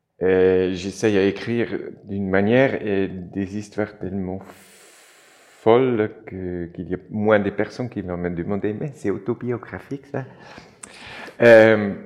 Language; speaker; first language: French; non-native, local second language; German